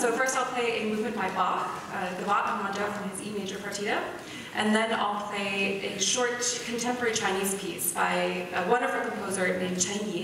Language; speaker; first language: English; native; English